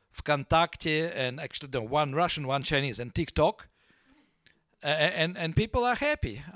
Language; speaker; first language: English; non-native, fluent; Russian